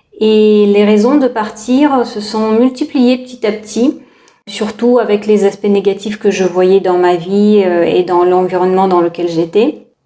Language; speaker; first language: French; non-native, fluent; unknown